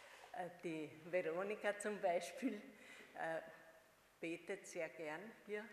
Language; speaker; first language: German; non-native, fluent; Hungarian